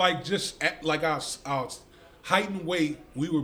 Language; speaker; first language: English; native; English